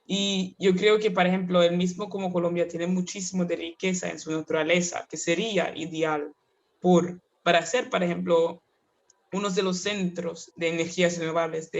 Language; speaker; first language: Spanish; non-native, fluent; Kinyarwanda